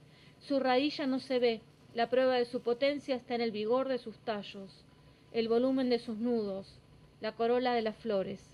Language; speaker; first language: Spanish; native; Spanish